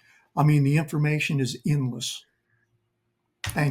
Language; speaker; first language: English; native; English